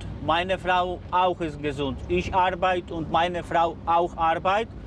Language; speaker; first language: German; non-native, learner; Polish